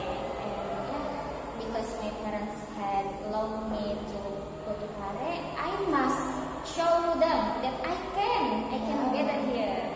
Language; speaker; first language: English; non-native, learner; Indonesian